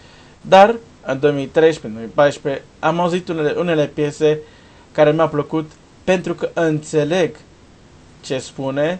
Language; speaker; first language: Romanian; non-native, learner; Portuguese